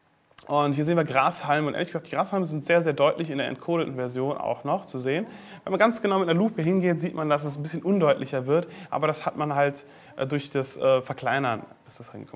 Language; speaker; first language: German; native; German